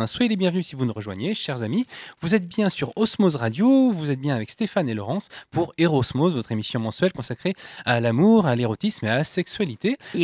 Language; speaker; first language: French; native; French